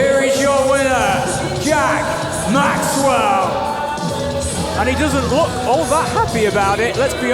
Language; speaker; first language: English; native; English